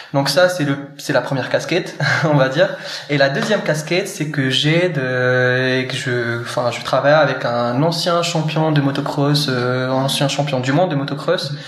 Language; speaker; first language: French; non-native, local second language; Arabic